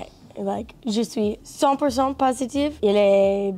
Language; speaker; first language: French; non-native, learner; English